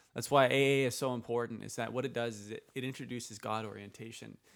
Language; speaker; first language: English; early bilingual, other home language; Icelandic